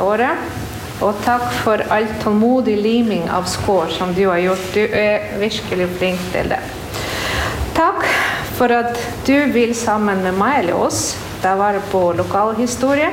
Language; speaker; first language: Norwegian; non-native, fluent; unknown